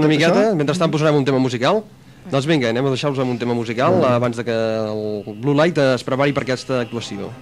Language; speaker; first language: Catalan; native; Catalan